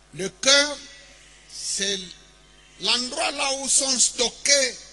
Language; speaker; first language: French; non-native, local second language; Swahili